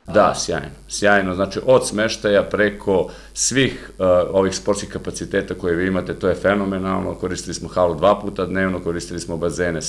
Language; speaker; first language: Croatian; native; Croatian